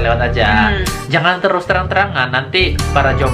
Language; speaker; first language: Indonesian; native; Indonesian